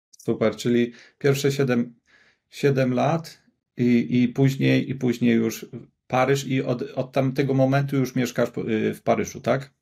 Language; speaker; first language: Polish; native; Polish